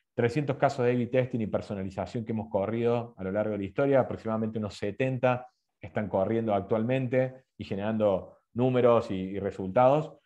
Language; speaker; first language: Spanish; native; Spanish